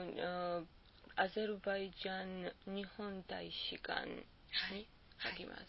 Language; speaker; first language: Japanese; non-native, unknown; Georgian